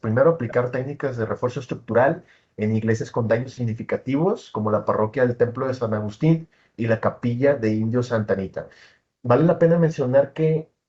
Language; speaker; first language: Spanish; native; Spanish